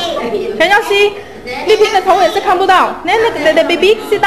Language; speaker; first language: Chinese; native; Chinese